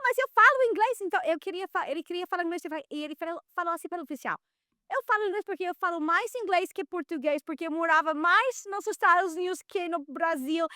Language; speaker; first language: Portuguese; non-native, fluent; Spanish